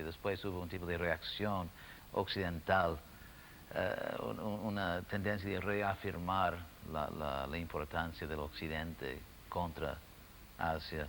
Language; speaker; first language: Spanish; non-native, fluent; English